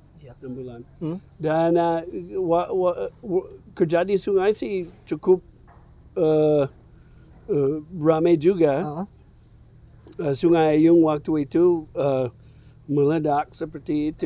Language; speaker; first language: Indonesian; non-native, fluent; English